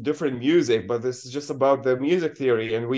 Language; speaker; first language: English; non-native, learner; Arabic